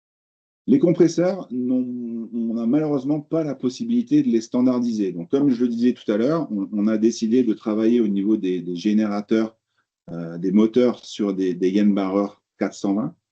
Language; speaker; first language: French; native; French